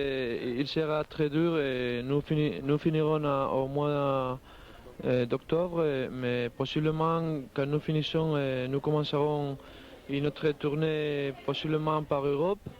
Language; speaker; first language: French; non-native, learner; Spanish